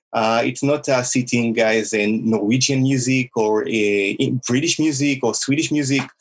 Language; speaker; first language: English; non-native, fluent; Hebrew